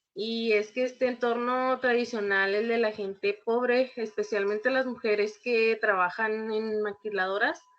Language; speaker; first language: Spanish; native; Spanish